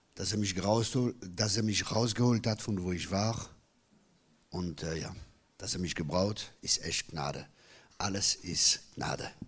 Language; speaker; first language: German; non-native, local second language; French